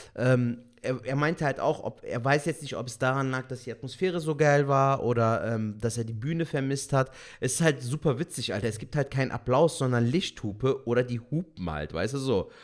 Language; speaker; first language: German; early bilingual, other home language; Turkish